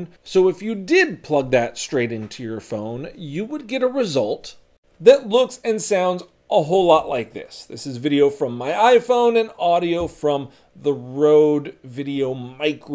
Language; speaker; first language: English; native; English